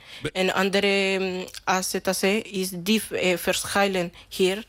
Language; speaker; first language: Dutch; non-native, learner; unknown